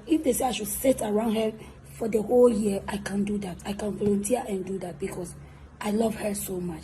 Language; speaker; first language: English; non-native, local second language; Akan